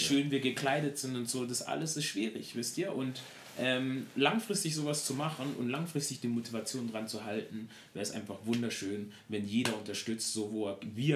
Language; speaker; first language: German; native; German